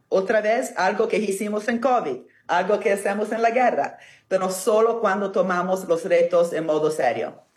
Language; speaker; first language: Spanish; non-native, fluent; Italian